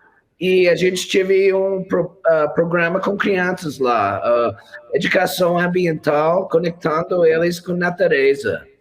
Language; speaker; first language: Portuguese; non-native, fluent; English